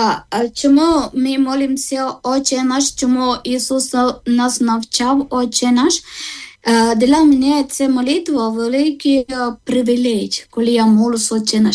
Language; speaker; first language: Ukrainian; non-native, learner; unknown